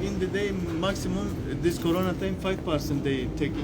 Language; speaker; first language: English; non-native, learner; Turkish